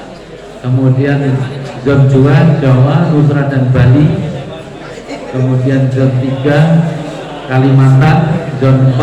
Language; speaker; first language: Indonesian; non-native, local second language; Javanese